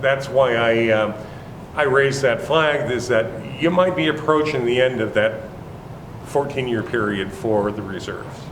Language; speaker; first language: English; native; English